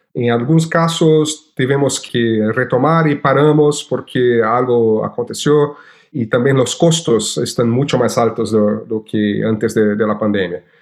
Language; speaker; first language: Portuguese; native; Portuguese